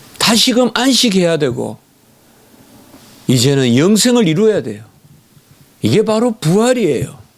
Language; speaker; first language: Korean; native; Korean